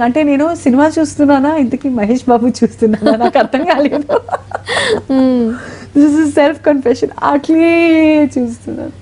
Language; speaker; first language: Telugu; early bilingual, heritage; Telugu